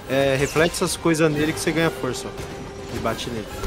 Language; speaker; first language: Portuguese; native; Portuguese